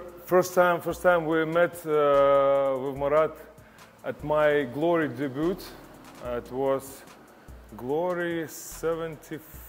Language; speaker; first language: English; non-native, fluent; Lithuanian